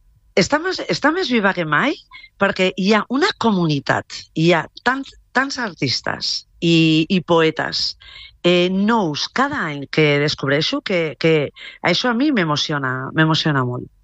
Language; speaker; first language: Catalan; non-native, local second language; Spanish